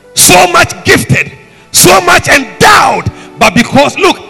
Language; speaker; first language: English; non-native, local second language; Ewe